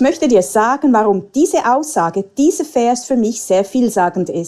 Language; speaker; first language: German; native; German